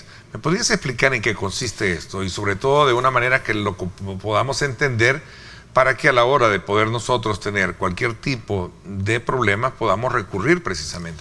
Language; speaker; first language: Spanish; native; Spanish